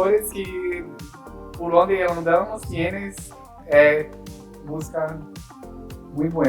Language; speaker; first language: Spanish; non-native, learner; Portuguese